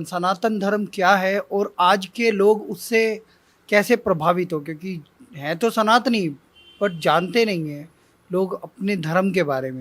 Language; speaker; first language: Hindi; native; Hindi